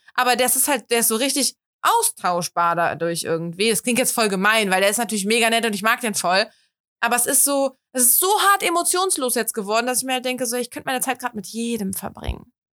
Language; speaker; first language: German; native; German